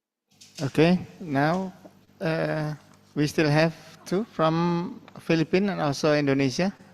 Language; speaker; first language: English; non-native, fluent; Indonesian